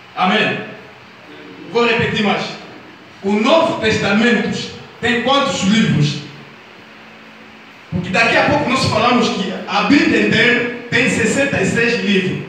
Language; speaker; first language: Portuguese; non-native, learner; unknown